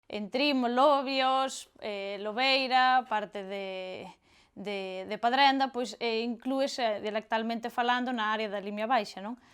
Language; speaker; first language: Galician; native; Galician